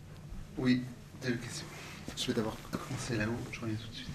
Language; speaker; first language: French; native; French